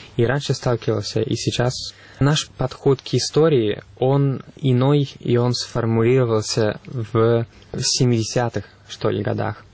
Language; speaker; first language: Russian; non-native, fluent; Italian